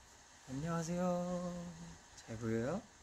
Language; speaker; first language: Korean; non-native, fluent; Chinese